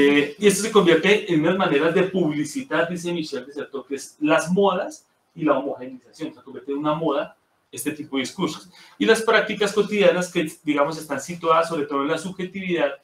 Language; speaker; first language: Spanish; native; Spanish